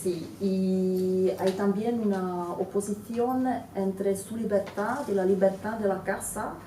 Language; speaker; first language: Spanish; non-native, fluent; Czech